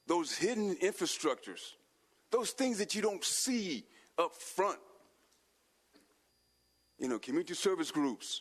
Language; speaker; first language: English; native; English